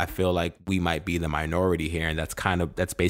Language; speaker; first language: English; native; English